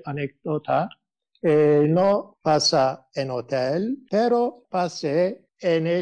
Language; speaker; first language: Spanish; non-native, learner; Turkish